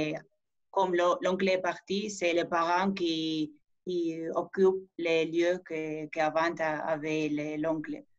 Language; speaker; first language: French; non-native, fluent; Spanish